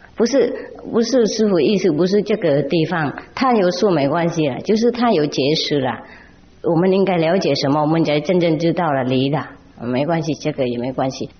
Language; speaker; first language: Chinese; non-native, fluent; Vietnamese